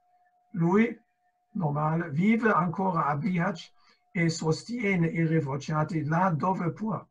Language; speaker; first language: Italian; non-native, fluent; German